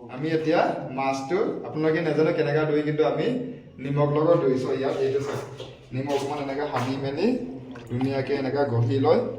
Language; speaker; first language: Assamese; non-native, local second language; Bodo